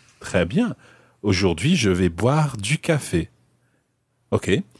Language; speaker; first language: French; non-native, fluent; English